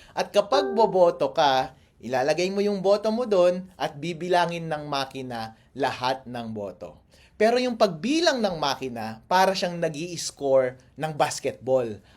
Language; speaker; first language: Filipino; non-native, local second language; Iloko